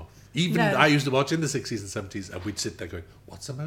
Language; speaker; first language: English; native; English